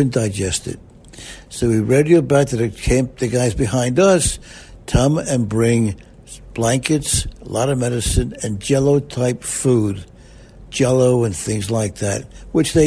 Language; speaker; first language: English; native; English